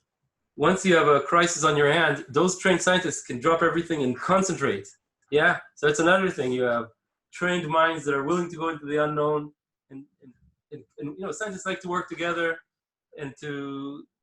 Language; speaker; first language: English; non-native, fluent; Hebrew